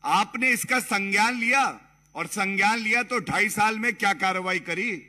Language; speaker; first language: Hindi; native; Hindi